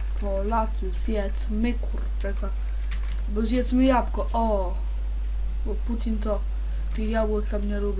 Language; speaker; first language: Polish; native; Polish